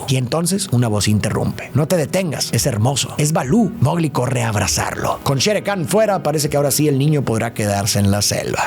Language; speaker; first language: Spanish; native; Spanish